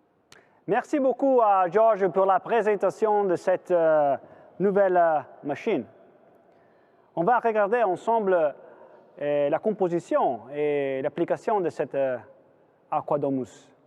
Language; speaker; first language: French; non-native, fluent; Italian